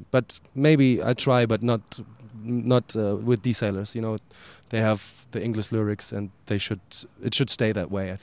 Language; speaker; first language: English; non-native, fluent; German